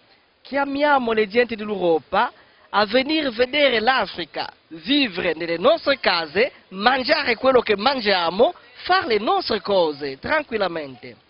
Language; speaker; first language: Italian; non-native, fluent; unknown